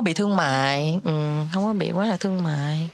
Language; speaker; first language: Vietnamese; native; Vietnamese